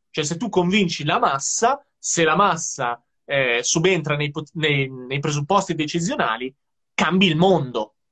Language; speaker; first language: Italian; native; Italian